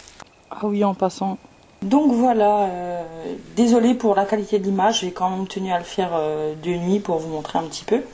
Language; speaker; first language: French; native; French